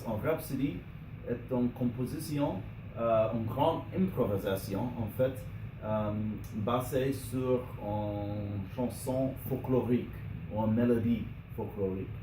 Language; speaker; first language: French; non-native, learner; English